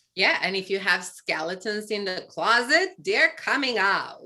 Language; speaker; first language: English; non-native, fluent; Albanian